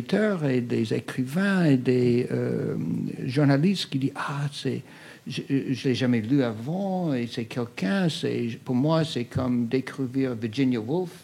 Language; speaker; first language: French; non-native, fluent; English